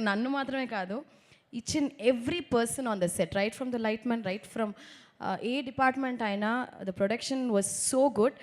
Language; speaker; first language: Telugu; non-native, local second language; Tamil